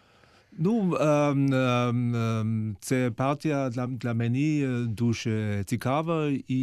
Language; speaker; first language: Ukrainian; non-native, fluent; German